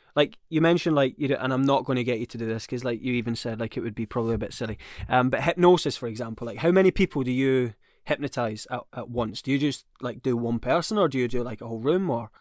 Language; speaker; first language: English; native; English